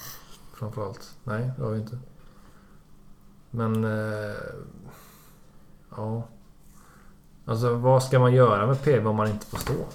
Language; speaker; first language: Swedish; native; Swedish